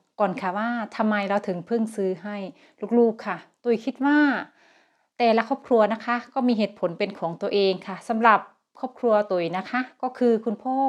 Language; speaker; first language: Thai; native; Thai